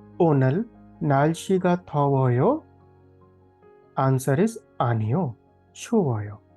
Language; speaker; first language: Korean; non-native, fluent; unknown